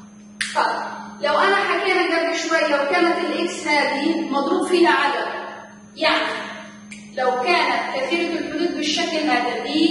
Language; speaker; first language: Arabic; native; Arabic